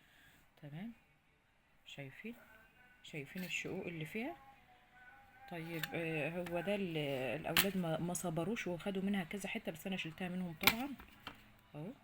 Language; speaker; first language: Arabic; native; Arabic